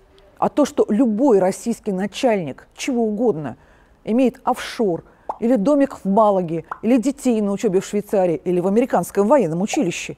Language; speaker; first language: Russian; native; Russian